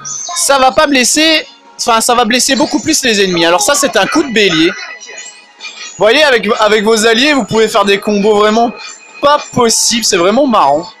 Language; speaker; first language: French; native; French